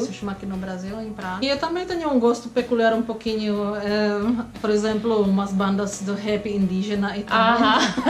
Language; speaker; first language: Portuguese; non-native, fluent; Czech